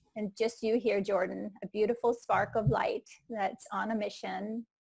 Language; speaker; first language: English; non-native, fluent; Icelandic